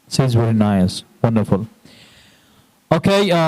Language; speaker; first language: English; non-native, fluent; Hindi